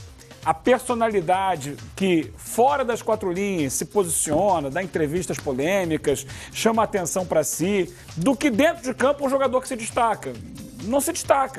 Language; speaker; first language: Portuguese; native; Portuguese